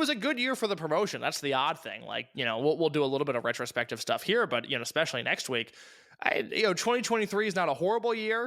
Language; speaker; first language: English; native; English